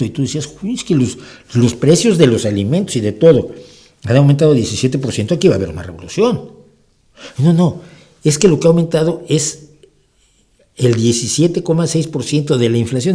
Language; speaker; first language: Spanish; native; Spanish